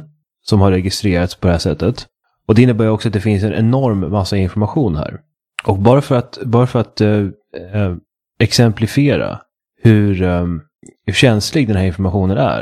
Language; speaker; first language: Swedish; native; Swedish